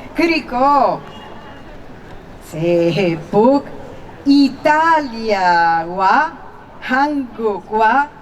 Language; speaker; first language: Korean; non-native, learner; Italian